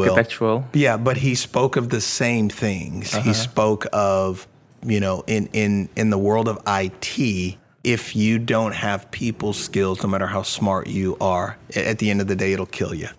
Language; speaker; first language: English; early bilingual, other home language; Indonesian